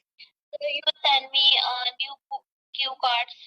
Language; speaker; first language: English; non-native, learner; Punjabi